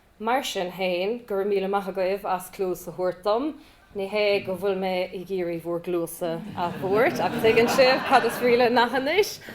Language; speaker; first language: Irish; native; Irish